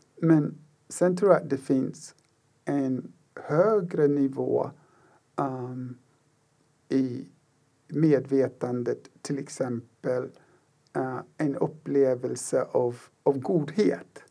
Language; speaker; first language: Swedish; non-native, fluent; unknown